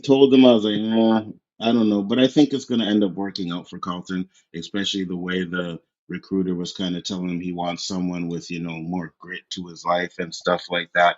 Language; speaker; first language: English; native; English